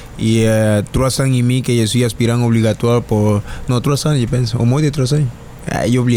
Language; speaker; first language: French; non-native, learner; Spanish